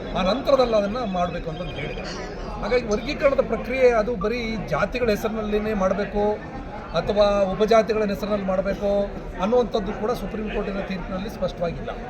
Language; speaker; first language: Kannada; non-native, local second language; Lambadi